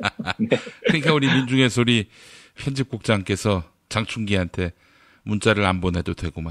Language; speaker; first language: Korean; native; Korean